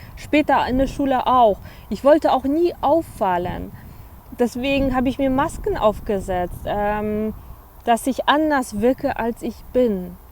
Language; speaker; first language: German; early bilingual, other home language; Polish